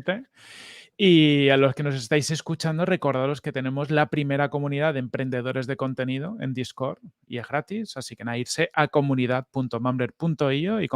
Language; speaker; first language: Spanish; native; Spanish